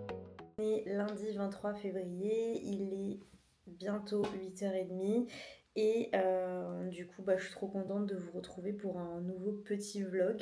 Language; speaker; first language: French; native; French